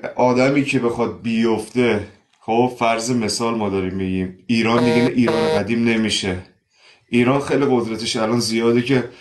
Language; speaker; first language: Persian; native; Persian